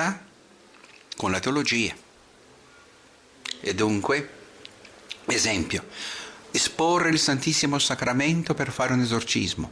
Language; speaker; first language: Italian; non-native, fluent; Portuguese